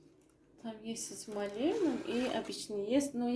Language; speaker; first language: Russian; non-native, local second language; Tajik